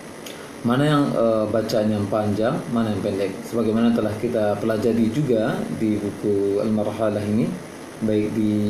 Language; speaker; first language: Indonesian; native; Indonesian